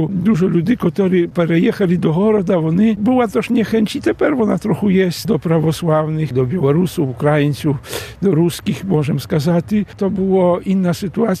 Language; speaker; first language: Polish; non-native, local second language; Belarusian